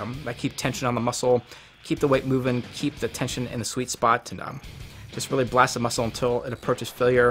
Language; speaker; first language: English; native; English